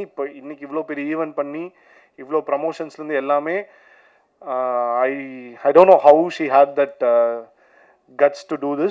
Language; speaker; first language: Tamil; native; Tamil